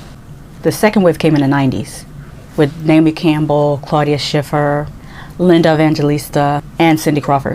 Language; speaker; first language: English; native; English